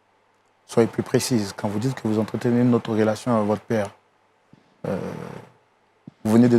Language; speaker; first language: French; native; French